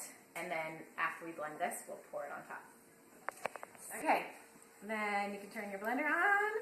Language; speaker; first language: English; native; English